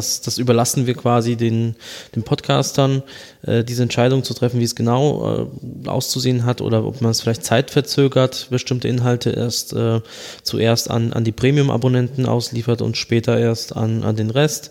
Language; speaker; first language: German; native; German